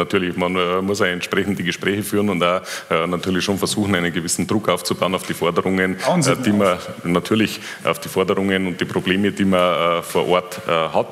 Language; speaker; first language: German; native; German